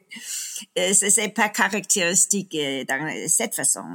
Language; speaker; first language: French; non-native, fluent; Danish